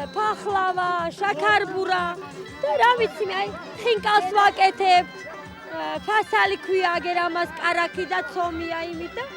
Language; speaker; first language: Georgian; non-native, local second language; Azerbaijani